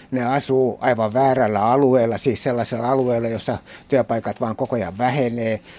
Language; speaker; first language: Finnish; native; Finnish